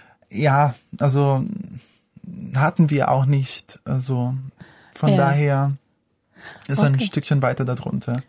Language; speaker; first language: German; non-native, fluent; Portuguese